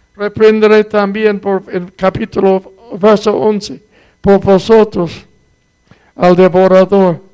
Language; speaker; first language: Spanish; non-native, fluent; English